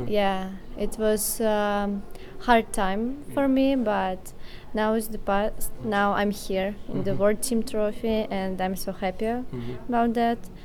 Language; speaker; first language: English; non-native, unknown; Russian